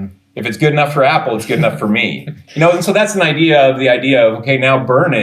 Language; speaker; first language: English; native; English